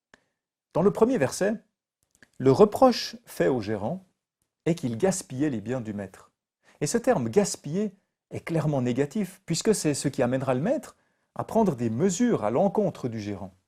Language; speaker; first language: French; native; French